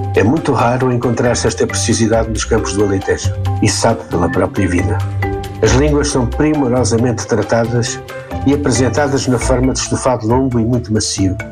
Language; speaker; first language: Portuguese; native; Portuguese